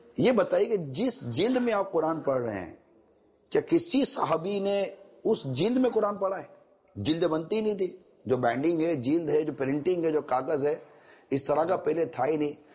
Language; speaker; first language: Urdu; native; Urdu